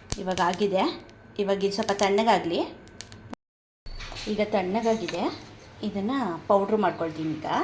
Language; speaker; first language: Kannada; native; Kannada